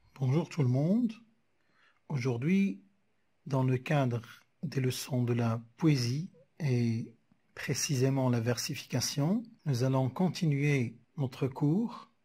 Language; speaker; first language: French; non-native, local second language; Arabic